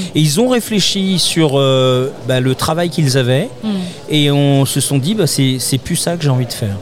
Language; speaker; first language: French; native; French